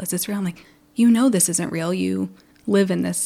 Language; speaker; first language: English; early bilingual, other home language; Pennsylvania German